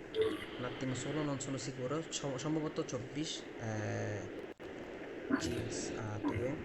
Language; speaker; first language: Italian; non-native, fluent; Bangla